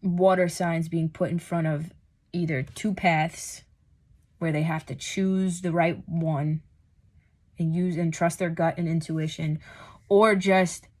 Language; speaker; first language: English; native; English